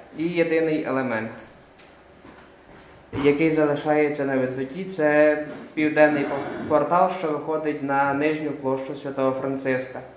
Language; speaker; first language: Ukrainian; native; Ukrainian